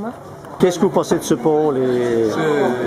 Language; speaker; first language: French; native; French